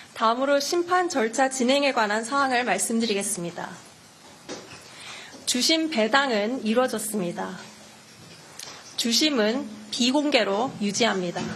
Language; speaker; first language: Korean; native; Korean